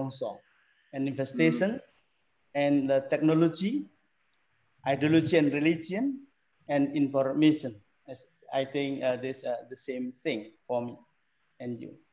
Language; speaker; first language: English; non-native, learner; Indonesian